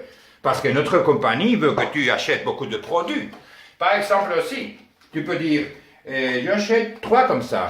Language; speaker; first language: French; non-native, learner; Spanish